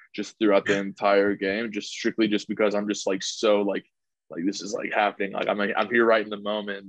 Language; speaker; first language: English; native; English